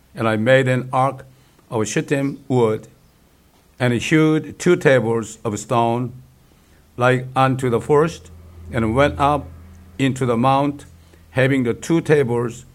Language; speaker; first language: English; non-native, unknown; Korean